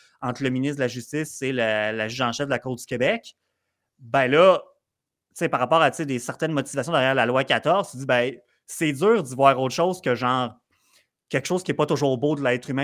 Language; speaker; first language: French; native; French